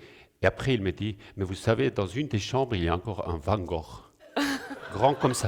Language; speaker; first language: French; non-native, local second language; German